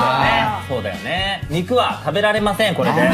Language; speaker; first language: Japanese; native; Japanese